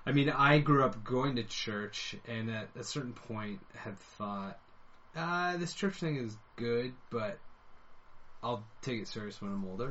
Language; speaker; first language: English; native; English